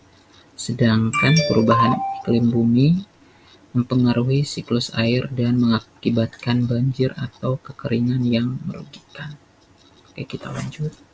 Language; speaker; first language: Indonesian; native; Indonesian